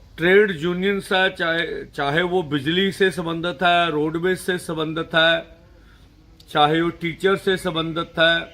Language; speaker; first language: Hindi; non-native, local second language; Punjabi